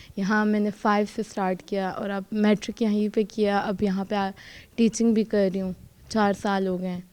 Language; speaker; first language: Urdu; non-native, local second language; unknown